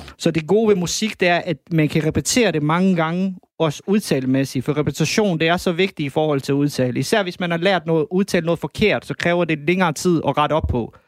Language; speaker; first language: Danish; early bilingual, other home language; Bosnian